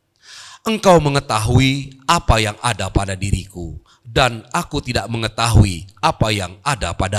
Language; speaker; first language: Indonesian; native; Indonesian